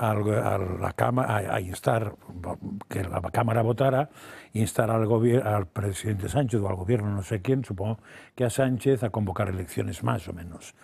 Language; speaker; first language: Spanish; native; Spanish